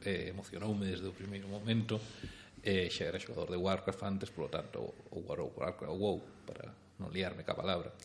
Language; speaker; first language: Galician; non-native, local second language; Spanish